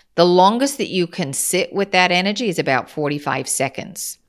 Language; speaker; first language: English; native; English